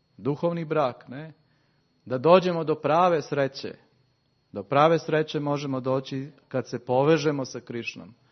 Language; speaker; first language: Serbian; native; Serbian